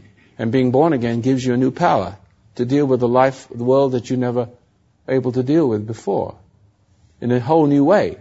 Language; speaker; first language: English; native; English